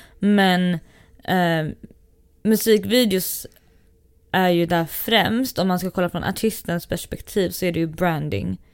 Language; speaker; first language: Swedish; native; Swedish